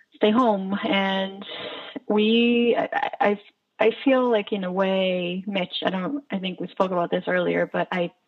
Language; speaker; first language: English; non-native, fluent; Portuguese